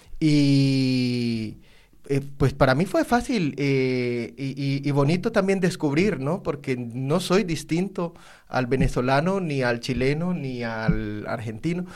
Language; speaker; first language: Spanish; native; Spanish